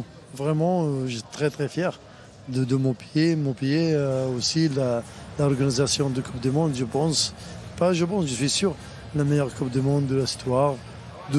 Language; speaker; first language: French; non-native, learner; Arabic